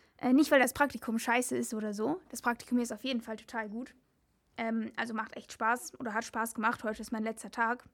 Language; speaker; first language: German; native; German